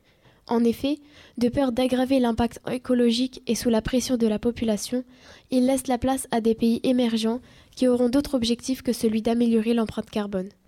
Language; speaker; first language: French; native; French